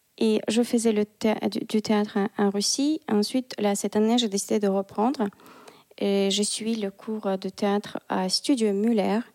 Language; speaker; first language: French; non-native, fluent; Russian